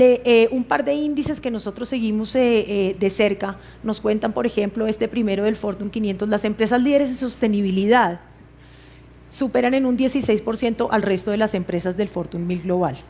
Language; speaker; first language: Spanish; native; Spanish